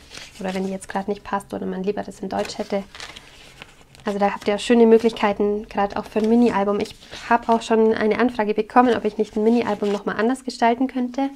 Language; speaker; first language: German; native; German